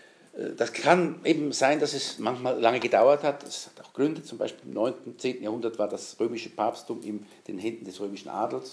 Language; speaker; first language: German; native; German